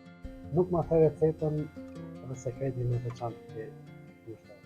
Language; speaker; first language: Albanian; native; Albanian